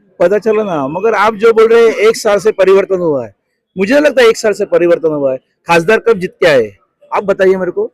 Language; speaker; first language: Hindi; non-native, local second language; Marathi